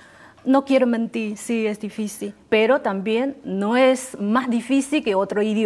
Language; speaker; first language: Spanish; non-native, fluent; Chinese